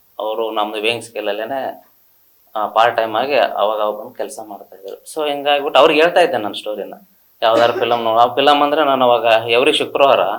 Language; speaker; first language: Kannada; native; Kannada